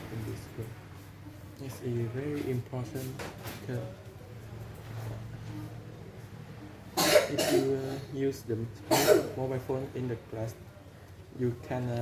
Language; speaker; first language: English; non-native, learner; Vietnamese